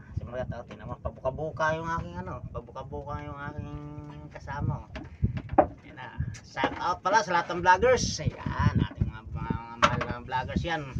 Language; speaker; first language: Filipino; native; Filipino